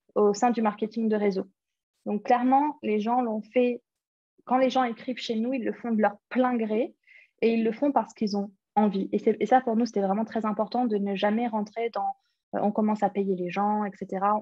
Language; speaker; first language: French; early bilingual, other home language; English